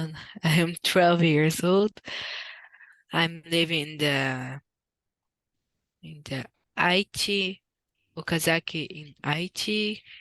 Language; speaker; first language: English; non-native, learner; Portuguese